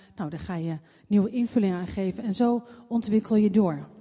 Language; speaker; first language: Dutch; native; Dutch